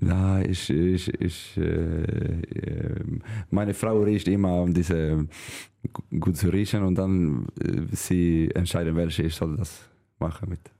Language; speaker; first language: German; non-native, learner; Swedish